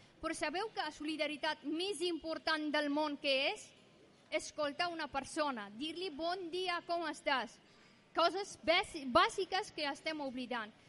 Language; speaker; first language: Catalan; non-native, fluent; Persian